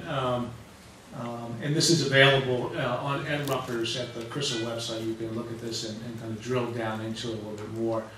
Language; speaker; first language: English; native; English